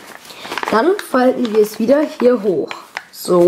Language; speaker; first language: German; native; German